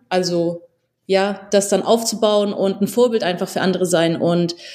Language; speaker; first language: German; early bilingual, other home language; Albanian